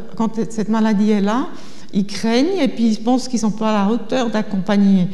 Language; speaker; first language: French; non-native, fluent; German